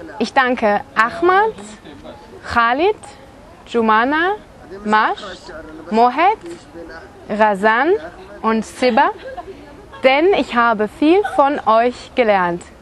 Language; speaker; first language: German; native; German